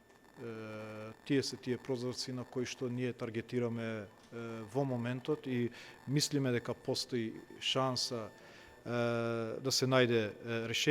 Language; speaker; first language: Macedonian; non-native, local second language; Albanian